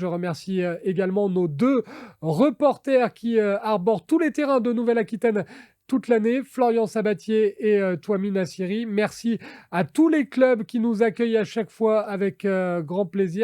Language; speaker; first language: French; native; French